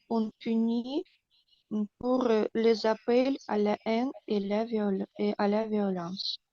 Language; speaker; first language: French; non-native, learner; Russian